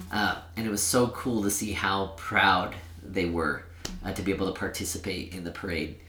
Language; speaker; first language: English; early bilingual, other home language; Spanish